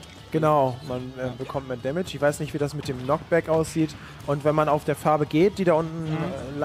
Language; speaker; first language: German; native; German